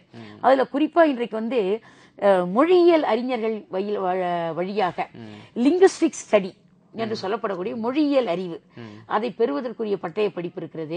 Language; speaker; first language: Tamil; native; Tamil